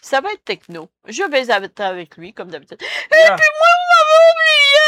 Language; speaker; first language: French; native; French